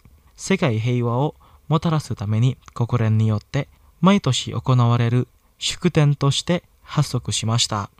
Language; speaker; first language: Japanese; non-native, fluent; Indonesian